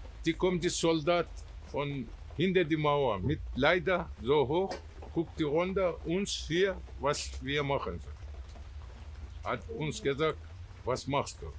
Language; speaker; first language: German; non-native, learner; Turkish